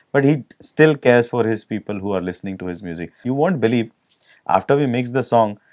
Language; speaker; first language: Hindi; native; Hindi